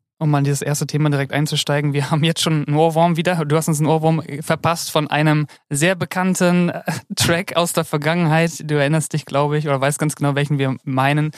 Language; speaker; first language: German; native; German